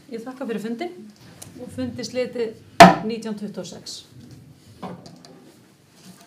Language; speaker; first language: Icelandic; native; Icelandic